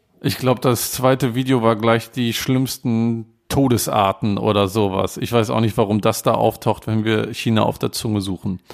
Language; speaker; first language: German; native; German